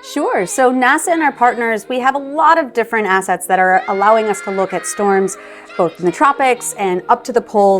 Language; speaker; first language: English; native; English